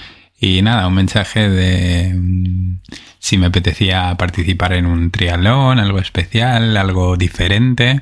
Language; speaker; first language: Spanish; native; Spanish